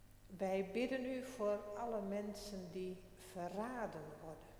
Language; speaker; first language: Dutch; non-native, local second language; Western Frisian